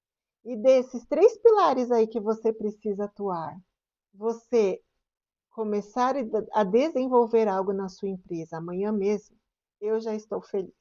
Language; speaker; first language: Portuguese; native; Portuguese